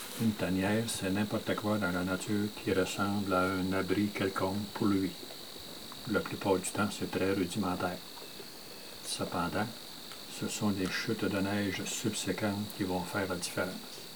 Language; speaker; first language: French; native; French